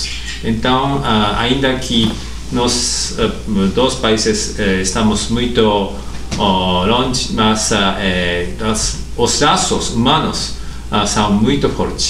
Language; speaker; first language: Portuguese; non-native, learner; Japanese